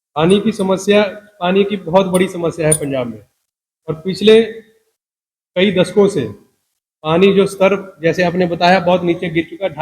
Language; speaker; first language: Hindi; non-native, local second language; Punjabi